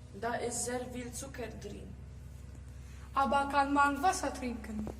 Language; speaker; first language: German; non-native, learner; Polish